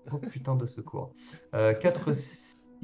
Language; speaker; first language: French; native; French